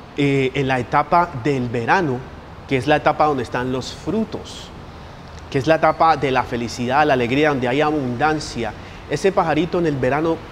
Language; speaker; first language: Spanish; native; Spanish